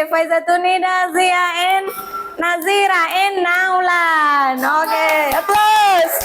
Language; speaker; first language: English; non-native, fluent; Indonesian